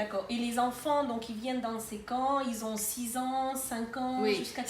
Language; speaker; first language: French; native; French